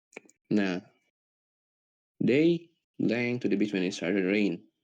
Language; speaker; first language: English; non-native, learner; Indonesian